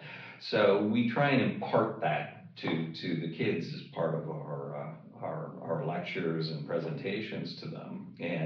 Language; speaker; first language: English; native; English